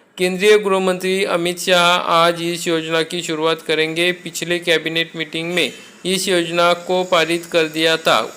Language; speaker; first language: Hindi; non-native, local second language; Marathi